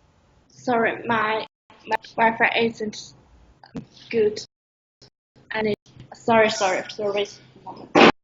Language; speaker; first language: English; non-native, learner; Chinese